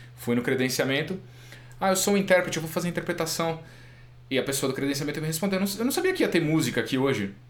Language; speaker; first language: Portuguese; native; Portuguese